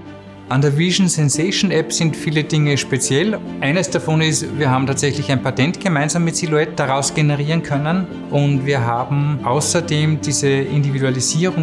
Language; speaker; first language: German; native; German